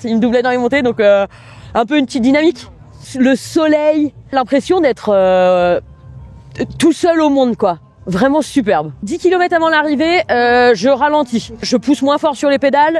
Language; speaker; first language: French; native; French